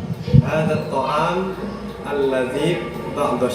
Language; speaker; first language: Arabic; non-native, fluent; Indonesian